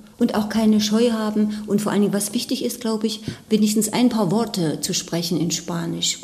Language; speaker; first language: German; native; German